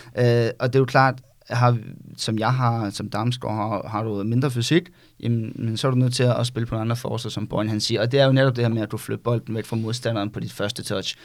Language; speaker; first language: Danish; native; Danish